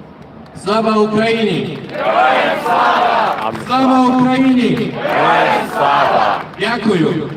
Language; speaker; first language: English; non-native, fluent; Polish